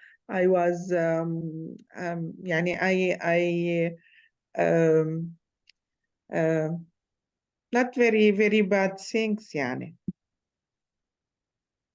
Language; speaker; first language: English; non-native, learner; Arabic